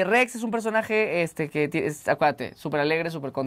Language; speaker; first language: Spanish; native; Spanish